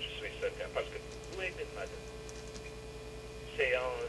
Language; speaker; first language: French; non-native, learner; English